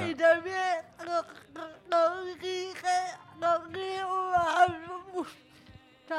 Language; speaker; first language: Spanish; non-native, learner; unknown